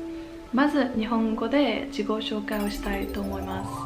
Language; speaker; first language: Japanese; non-native, fluent; Chinese